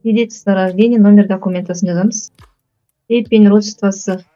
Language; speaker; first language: Russian; non-native, local second language; Kazakh